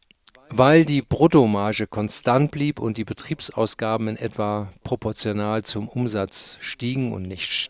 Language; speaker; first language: German; native; German